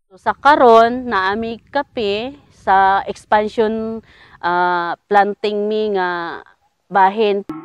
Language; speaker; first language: Cebuano; non-native, local second language; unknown